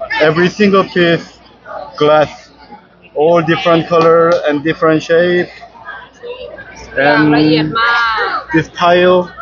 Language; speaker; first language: English; non-native, learner; Korean